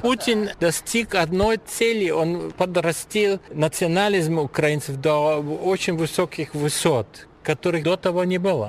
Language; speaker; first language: Russian; non-native, fluent; German